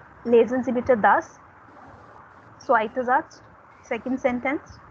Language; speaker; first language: German; non-native, fluent; Hindi